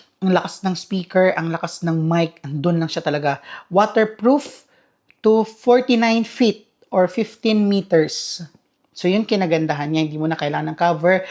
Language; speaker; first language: Filipino; non-native, local second language; Cebuano